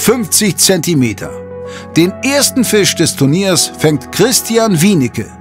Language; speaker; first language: German; native; German